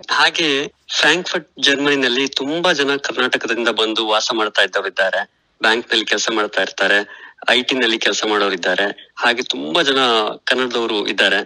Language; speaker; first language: Kannada; native; Kannada